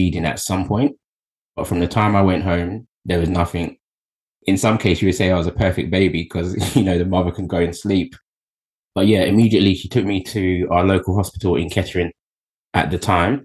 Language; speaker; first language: English; native; English